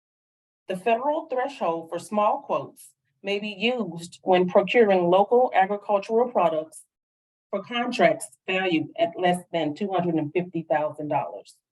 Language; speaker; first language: English; native; English